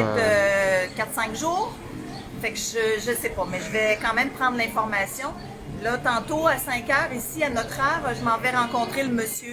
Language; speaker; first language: French; native; French